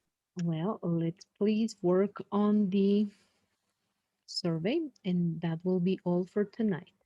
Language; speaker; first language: English; non-native, fluent; Spanish